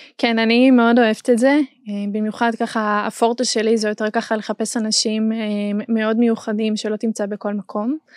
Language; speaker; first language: Hebrew; non-native, fluent; German